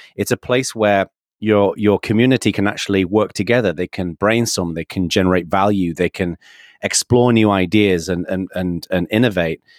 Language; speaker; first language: English; native; English